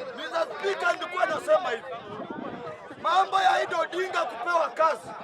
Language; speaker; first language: Swahili; native; Swahili